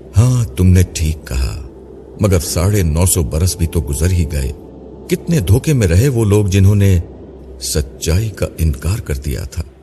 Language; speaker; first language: Urdu; native; Urdu